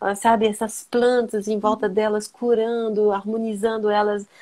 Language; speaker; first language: Portuguese; non-native, fluent; French